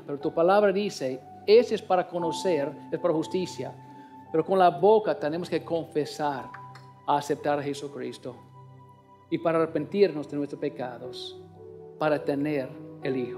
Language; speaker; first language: Spanish; non-native, learner; English